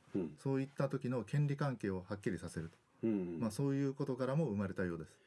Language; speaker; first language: Japanese; native; Japanese